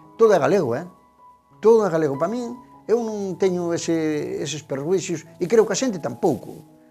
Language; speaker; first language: Galician; native; Galician